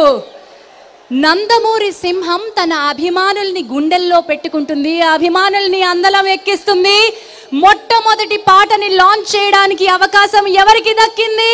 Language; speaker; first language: Telugu; native; Telugu